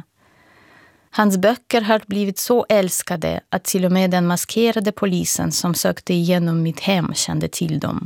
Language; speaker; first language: Swedish; non-native, fluent; Russian